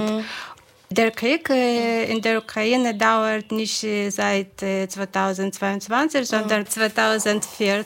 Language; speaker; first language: German; non-native, fluent; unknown